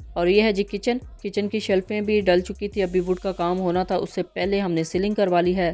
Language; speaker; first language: Urdu; non-native, local second language; Punjabi